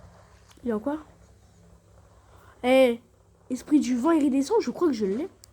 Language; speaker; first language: French; native; French